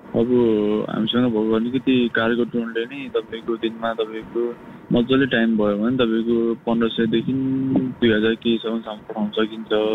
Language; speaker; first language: Nepali; native; Nepali